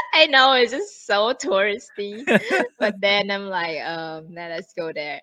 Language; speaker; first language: English; non-native, fluent; Thai